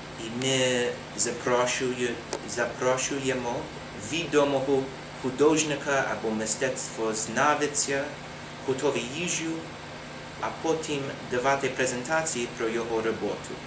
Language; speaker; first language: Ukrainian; non-native, learner; English